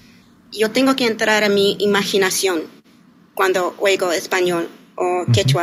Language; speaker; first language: Spanish; non-native, learner; English